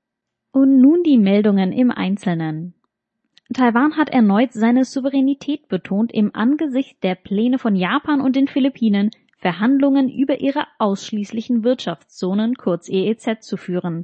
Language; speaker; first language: German; native; German